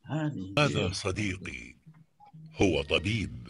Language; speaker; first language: Arabic; non-native, learner; Indonesian